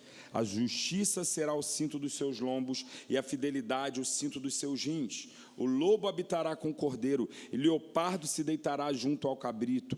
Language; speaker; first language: Portuguese; native; Portuguese